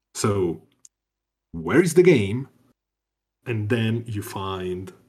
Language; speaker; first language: English; non-native, fluent; Italian